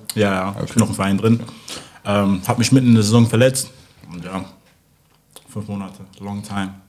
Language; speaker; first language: German; early bilingual, other home language; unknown